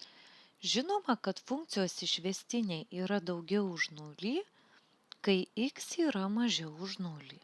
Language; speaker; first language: Lithuanian; native; Lithuanian